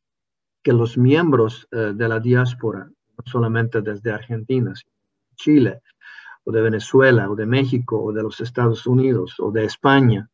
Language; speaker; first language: Spanish; non-native, fluent; Hungarian